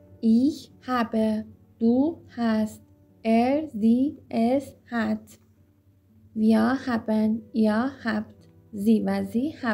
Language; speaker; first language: German; non-native, fluent; Persian